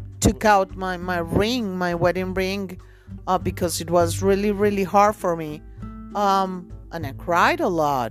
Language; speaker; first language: English; non-native, fluent; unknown